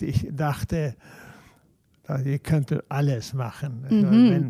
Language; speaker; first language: German; non-native, fluent; Swedish